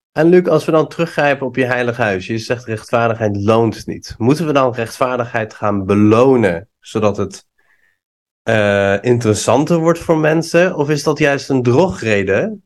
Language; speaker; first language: Dutch; non-native, fluent; Persian